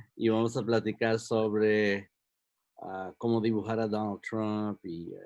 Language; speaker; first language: Spanish; early bilingual, heritage; Spanish